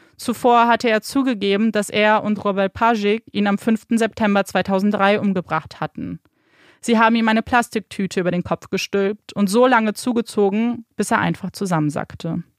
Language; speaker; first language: German; native; German